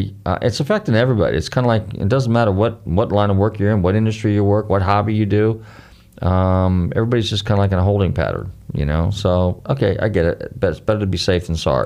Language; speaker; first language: English; native; English